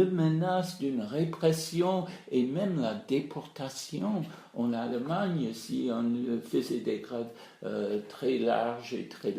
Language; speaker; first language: French; non-native, fluent; English